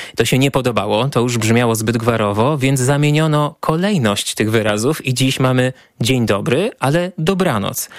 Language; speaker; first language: Polish; native; Polish